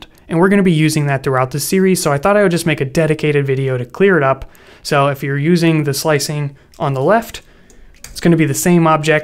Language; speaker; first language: English; native; English